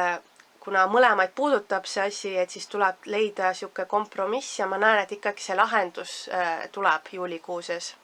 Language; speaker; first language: Estonian; native; Estonian